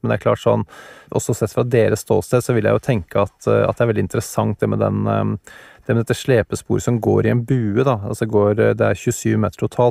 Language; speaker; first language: Norwegian; native; Norwegian